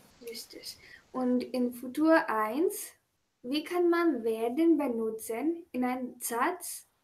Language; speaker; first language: German; non-native, learner; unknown